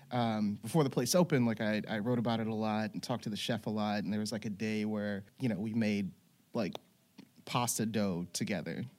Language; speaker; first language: English; native; English